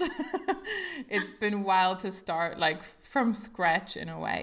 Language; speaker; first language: English; non-native, fluent; German